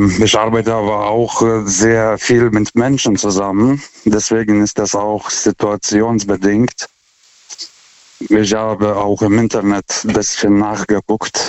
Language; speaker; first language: German; non-native, fluent; Lithuanian